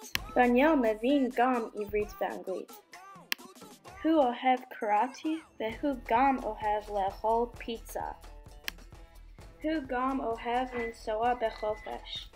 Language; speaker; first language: Hebrew; non-native, learner; English